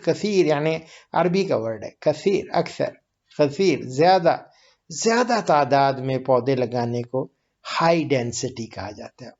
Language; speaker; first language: Urdu; native; Urdu